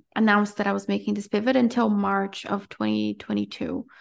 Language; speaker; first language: English; non-native, fluent; Portuguese